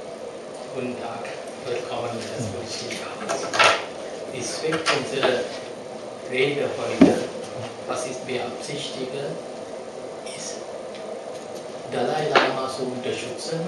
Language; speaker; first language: German; non-native, learner; Sinhala